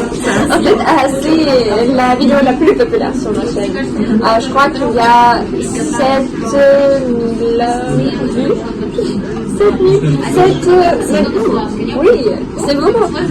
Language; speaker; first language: French; non-native, fluent; Russian